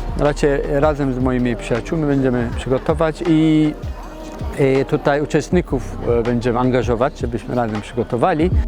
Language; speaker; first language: Polish; non-native, fluent; Turkish